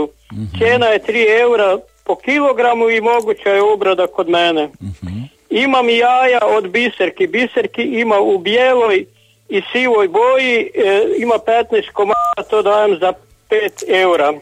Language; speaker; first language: Croatian; native; Croatian